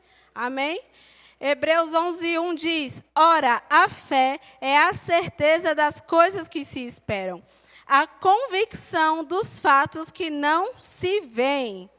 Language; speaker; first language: Portuguese; native; Portuguese